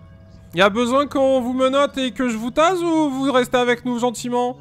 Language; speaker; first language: French; native; French